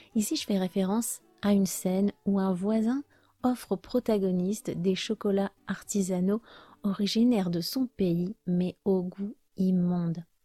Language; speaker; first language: French; native; French